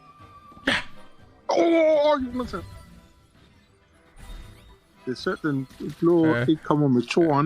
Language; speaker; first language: Danish; native; Danish